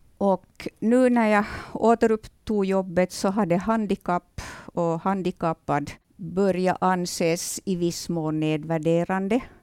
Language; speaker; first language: Swedish; native; Swedish